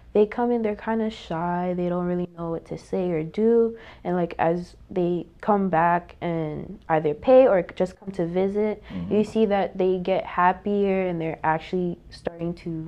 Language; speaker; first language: English; native; English